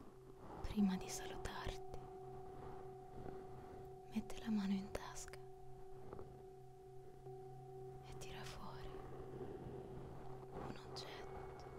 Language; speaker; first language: Italian; native; Italian